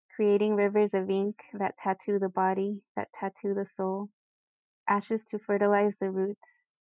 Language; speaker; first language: English; early bilingual, other home language; Spanish